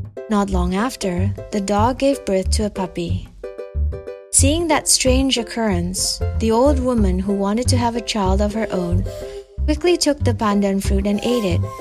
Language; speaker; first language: English; non-native, fluent; Indonesian